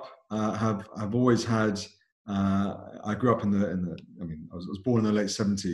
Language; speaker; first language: English; native; English